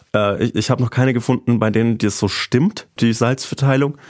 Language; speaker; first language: German; native; German